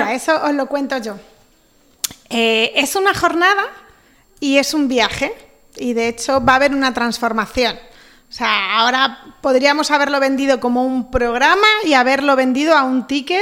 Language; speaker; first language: Spanish; native; Spanish